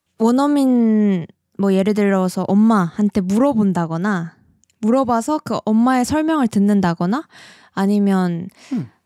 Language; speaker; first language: Korean; native; Korean